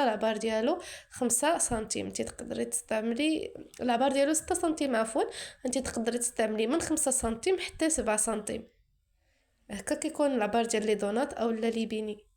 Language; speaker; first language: Arabic; native; Arabic